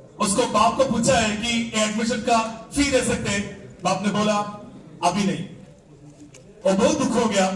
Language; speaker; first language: Hindi; non-native, fluent; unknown